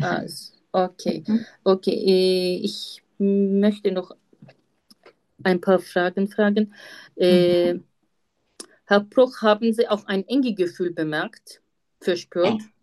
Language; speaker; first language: German; non-native, fluent; Turkish